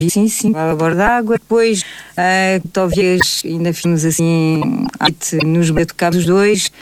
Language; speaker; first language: Portuguese; early bilingual, heritage; Portuguese